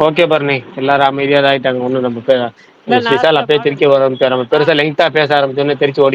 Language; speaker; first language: Tamil; native; Tamil